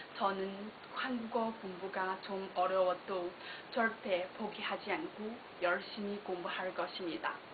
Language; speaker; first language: Korean; non-native, learner; Chinese